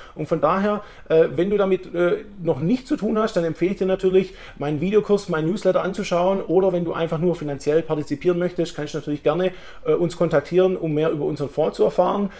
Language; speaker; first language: German; early bilingual, heritage; German